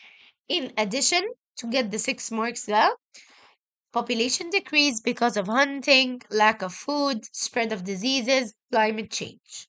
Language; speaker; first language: English; non-native, local second language; Arabic